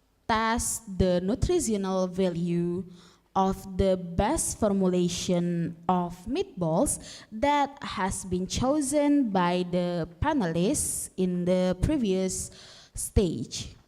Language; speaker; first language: English; non-native, learner; Indonesian